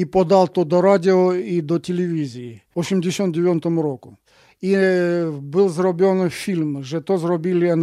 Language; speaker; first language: Polish; non-native, fluent; Russian